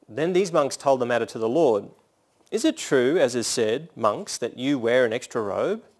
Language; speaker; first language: English; native; English